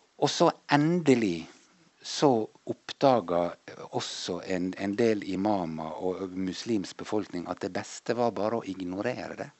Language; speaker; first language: Norwegian; native; Norwegian